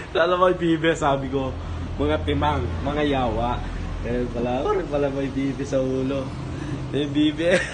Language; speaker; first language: Filipino; non-native, local second language; Pampanga